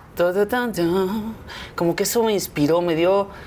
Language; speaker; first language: Spanish; native; Spanish